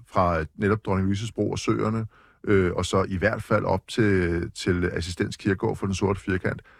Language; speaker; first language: Danish; native; Danish